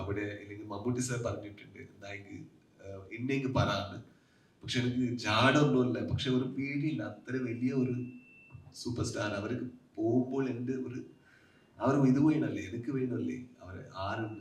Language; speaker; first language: Malayalam; non-native, learner; Kannada